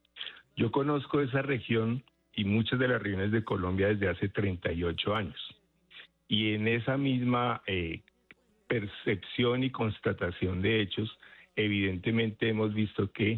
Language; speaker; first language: Spanish; native; Spanish